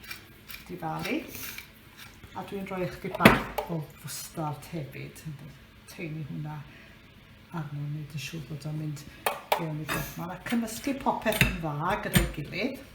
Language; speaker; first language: Welsh; native; Welsh